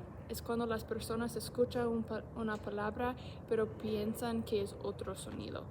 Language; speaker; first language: Spanish; non-native, learner; English